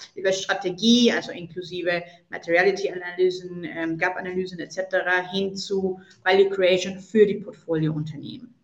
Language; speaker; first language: German; non-native, fluent; Spanish